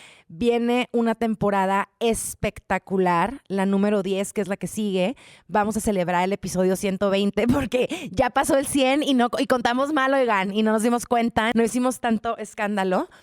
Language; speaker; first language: Spanish; native; Spanish